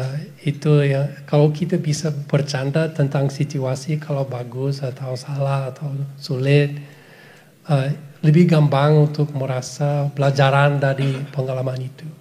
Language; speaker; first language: Indonesian; non-native, fluent; English